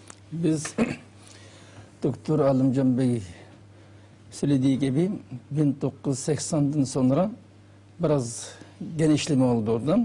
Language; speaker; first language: Turkish; non-native, learner; Uyghur